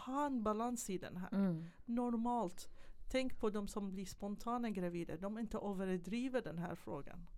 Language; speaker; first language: Swedish; non-native, fluent; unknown